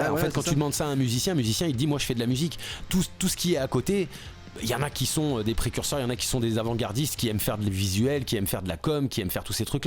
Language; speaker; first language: French; native; French